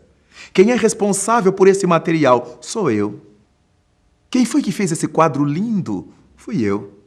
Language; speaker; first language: Portuguese; native; Portuguese